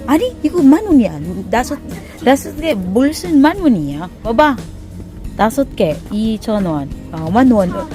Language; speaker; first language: Korean; non-native, fluent; Filipino